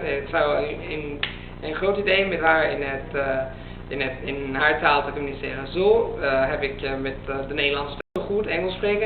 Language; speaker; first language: Dutch; non-native, learner; Italian